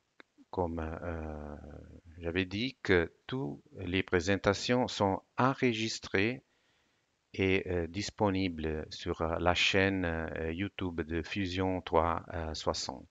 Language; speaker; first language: French; non-native, fluent; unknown